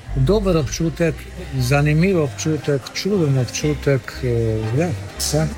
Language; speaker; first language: Slovenian; early bilingual, heritage; Slovenian